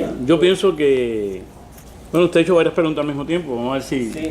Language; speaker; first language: Spanish; native; Spanish